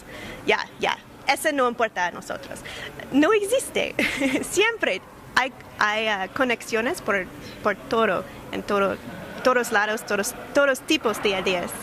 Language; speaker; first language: Spanish; non-native, learner; English